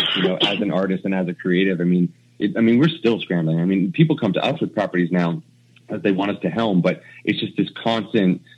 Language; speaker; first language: English; native; English